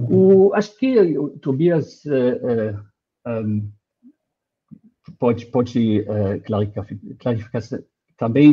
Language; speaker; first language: Portuguese; non-native, fluent; German